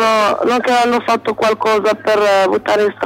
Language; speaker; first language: Italian; non-native, learner; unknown